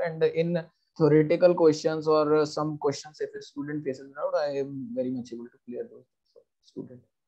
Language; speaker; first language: English; non-native, local second language; Hindi